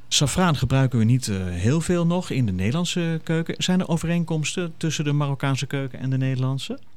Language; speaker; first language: Dutch; native; Dutch